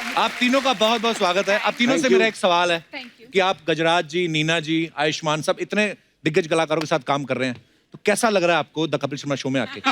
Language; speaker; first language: Hindi; native; Hindi